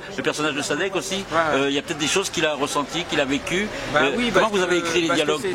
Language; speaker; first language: French; native; French